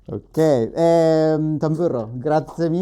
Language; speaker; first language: Italian; non-native, learner; Japanese